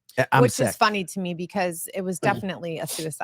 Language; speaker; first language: English; native; English